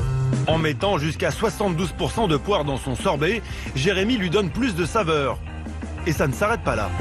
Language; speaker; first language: French; native; French